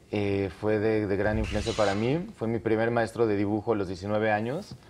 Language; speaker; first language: Spanish; native; Spanish